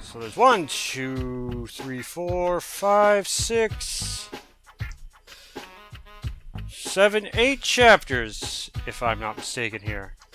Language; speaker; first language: English; native; English